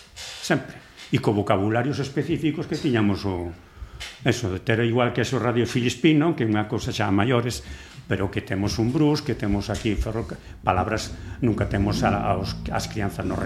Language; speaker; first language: Galician; non-native, local second language; Spanish